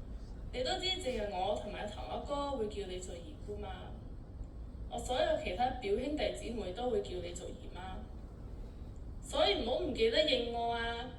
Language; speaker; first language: Cantonese; early bilingual, heritage; Cantonese